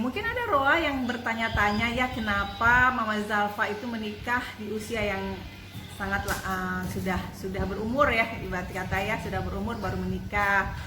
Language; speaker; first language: Indonesian; native; Indonesian